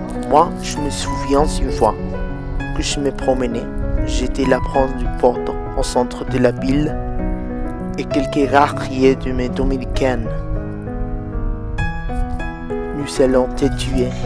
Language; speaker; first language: French; non-native, learner; Spanish